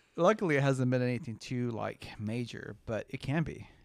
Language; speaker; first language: English; native; English